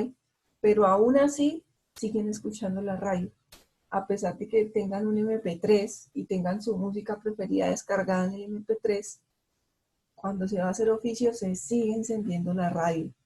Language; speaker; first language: Spanish; native; Spanish